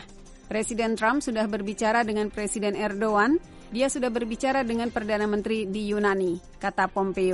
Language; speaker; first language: Indonesian; native; Indonesian